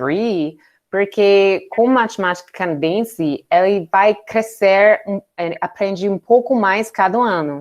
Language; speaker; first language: Portuguese; non-native, learner; English